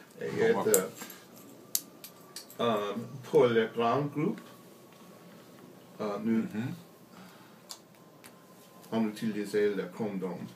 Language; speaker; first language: French; non-native, learner; English